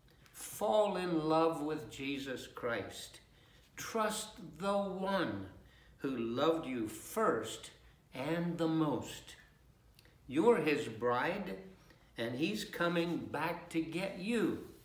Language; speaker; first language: English; native; English